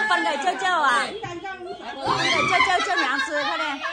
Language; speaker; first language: Chinese; native; Chinese